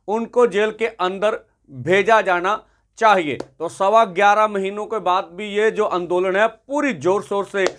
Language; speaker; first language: Hindi; non-native, local second language; Punjabi